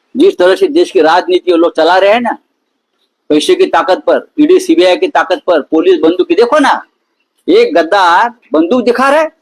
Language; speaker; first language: Hindi; non-native, local second language; Marathi